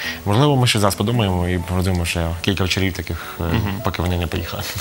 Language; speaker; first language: Ukrainian; native; Ukrainian